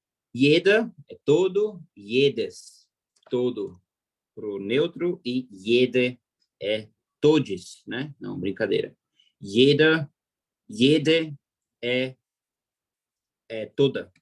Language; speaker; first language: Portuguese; non-native, fluent; German